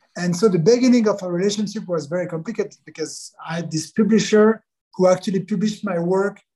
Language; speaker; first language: English; non-native, fluent; French